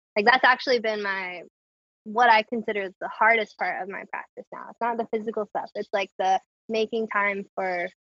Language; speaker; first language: English; native; English